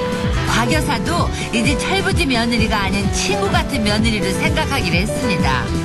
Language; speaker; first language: Korean; native; Korean